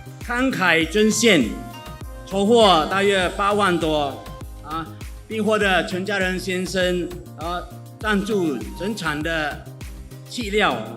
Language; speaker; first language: Chinese; native; Chinese